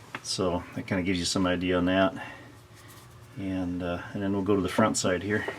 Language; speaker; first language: English; native; English